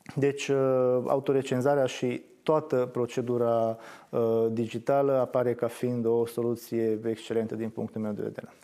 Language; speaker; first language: Romanian; non-native, local second language; Hungarian